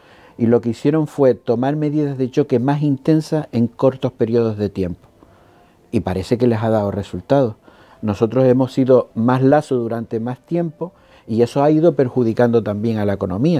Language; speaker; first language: Spanish; native; Spanish